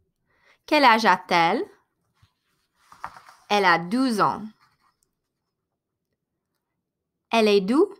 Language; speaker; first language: French; non-native, fluent; English